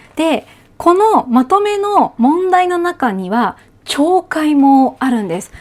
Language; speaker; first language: Japanese; native; Japanese